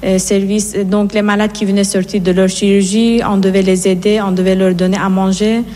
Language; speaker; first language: French; non-native, fluent; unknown